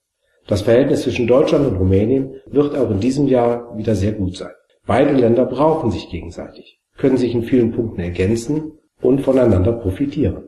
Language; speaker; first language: German; native; German